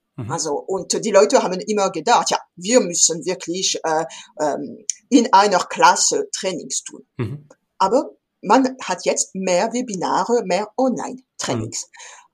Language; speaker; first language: German; non-native, fluent; French